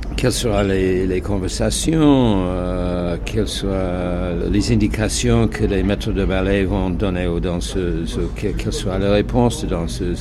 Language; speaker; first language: French; non-native, fluent; English